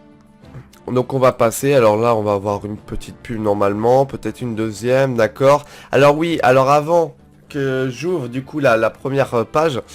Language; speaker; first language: French; native; French